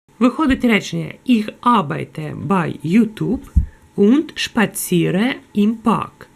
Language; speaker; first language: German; non-native, fluent; Ukrainian